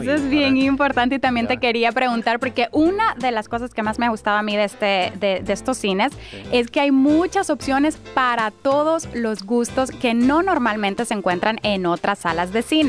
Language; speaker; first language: Spanish; native; Spanish